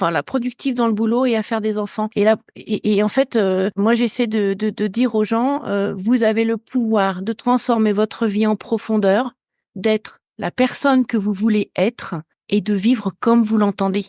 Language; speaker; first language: French; native; French